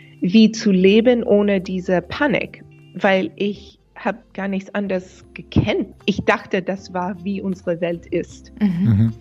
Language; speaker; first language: German; non-native, fluent; English